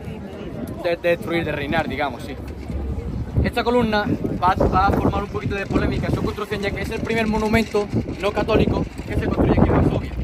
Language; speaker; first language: Spanish; native; Spanish